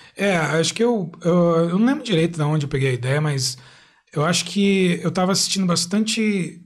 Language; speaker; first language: Portuguese; native; Portuguese